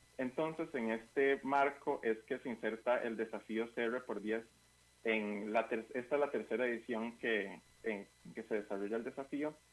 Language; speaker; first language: Spanish; native; Spanish